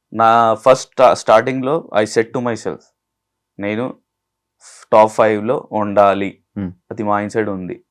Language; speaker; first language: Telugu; non-native, learner; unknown